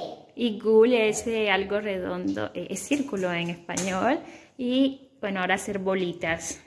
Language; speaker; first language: Spanish; native; Spanish